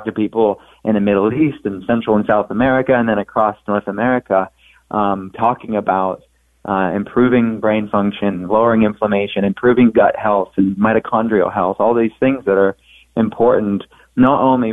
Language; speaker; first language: English; native; English